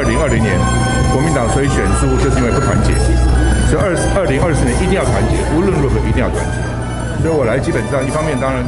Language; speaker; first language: Chinese; native; Chinese